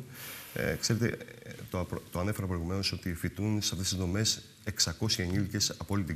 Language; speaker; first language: Greek; native; Greek